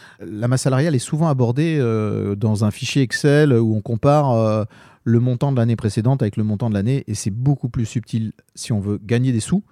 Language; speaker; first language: French; native; French